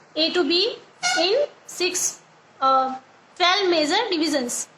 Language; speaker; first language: English; non-native, local second language; Gujarati